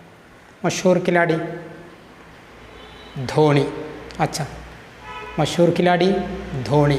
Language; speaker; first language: Hindi; non-native, local second language; Malayalam